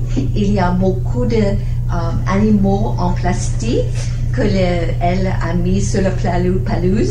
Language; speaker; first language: French; non-native, learner; English